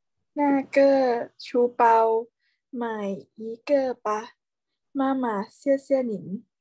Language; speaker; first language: Chinese; non-native, learner; Thai